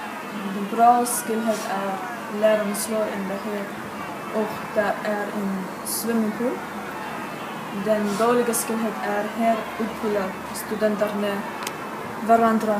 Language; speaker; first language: Swedish; non-native, learner; Danish